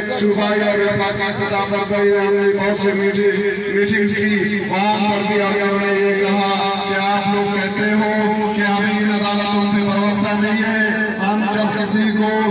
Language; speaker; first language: Urdu; non-native, local second language; Baluchi